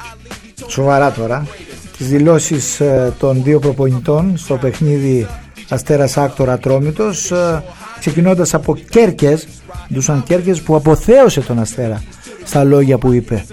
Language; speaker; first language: Greek; native; Greek